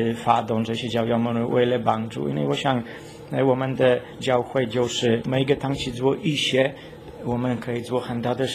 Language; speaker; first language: Chinese; non-native, learner; Polish